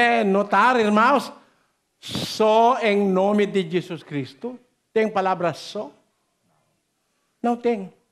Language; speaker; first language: Portuguese; non-native, learner; Filipino